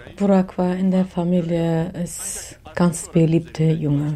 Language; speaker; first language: German; non-native, learner; Turkish